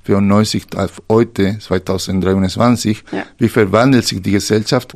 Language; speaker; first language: German; non-native, fluent; Spanish